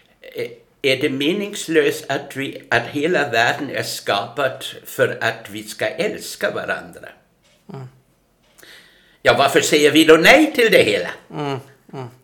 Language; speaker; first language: Swedish; non-native, fluent; German